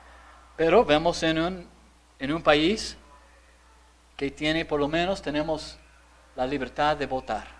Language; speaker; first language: Spanish; non-native, fluent; English